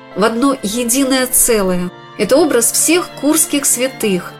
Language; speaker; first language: Russian; native; Russian